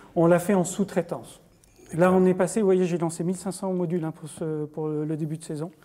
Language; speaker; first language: French; native; French